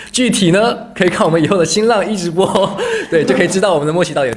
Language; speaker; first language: Chinese; native; Chinese